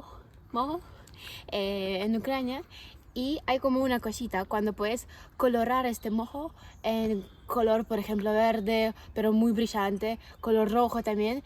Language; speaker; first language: Spanish; non-native, fluent; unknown